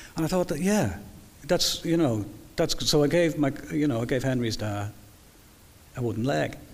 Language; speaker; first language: English; native; English